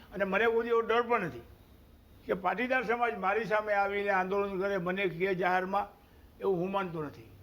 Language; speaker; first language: Gujarati; native; Gujarati